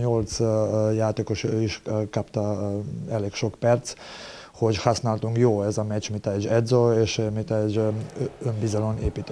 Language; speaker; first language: Hungarian; non-native, learner; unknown